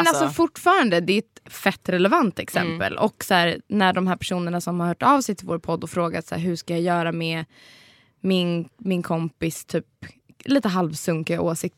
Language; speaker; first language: Swedish; native; Swedish